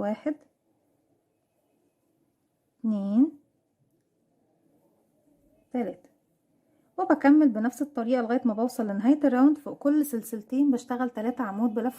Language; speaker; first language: Arabic; native; Arabic